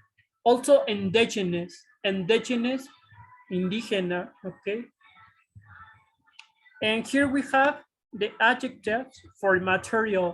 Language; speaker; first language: English; non-native, fluent; Spanish